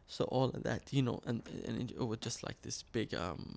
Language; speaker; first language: English; early bilingual, other home language; Arabic